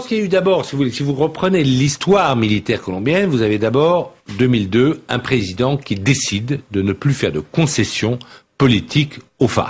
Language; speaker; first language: French; native; French